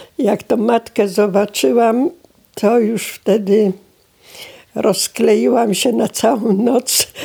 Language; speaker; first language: Polish; native; Polish